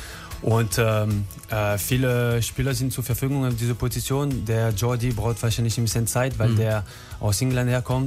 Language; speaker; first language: German; non-native, learner; French